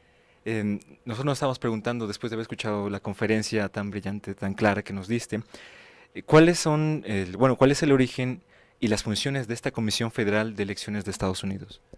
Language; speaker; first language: Spanish; native; Spanish